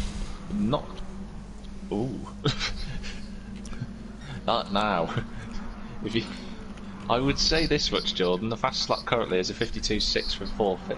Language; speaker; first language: English; native; English